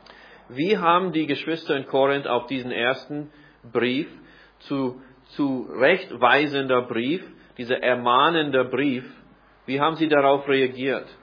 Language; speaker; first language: German; non-native, fluent; English